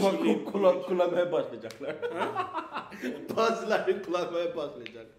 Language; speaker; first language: Turkish; non-native, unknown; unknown